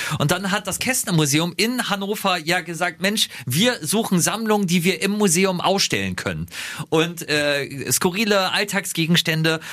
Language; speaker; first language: German; native; German